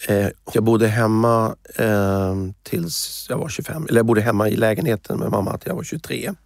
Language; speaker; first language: Swedish; native; Swedish